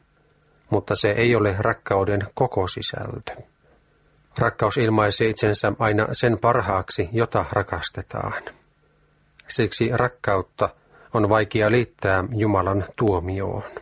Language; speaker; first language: Finnish; native; Finnish